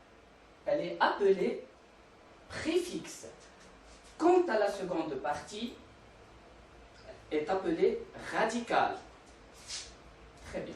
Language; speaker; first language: French; non-native, local second language; Arabic